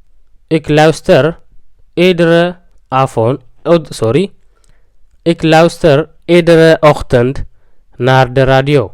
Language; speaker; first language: Dutch; non-native, fluent; Tigrinya